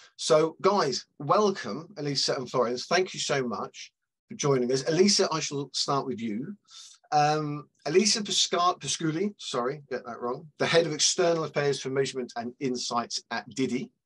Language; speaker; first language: English; native; English